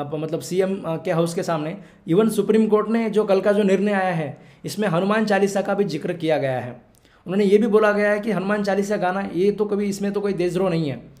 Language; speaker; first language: Hindi; non-native, local second language; Marathi